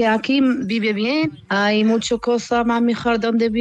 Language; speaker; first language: Spanish; non-native, learner; Arabic